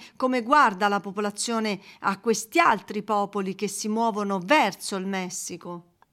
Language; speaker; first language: Italian; native; Italian